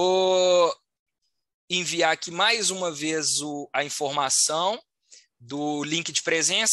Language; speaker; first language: Portuguese; native; Portuguese